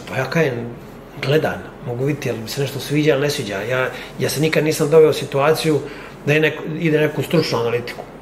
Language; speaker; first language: Croatian; native; Croatian